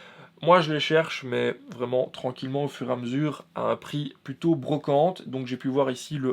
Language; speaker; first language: French; native; French